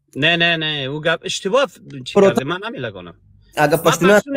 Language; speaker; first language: Persian; native; Persian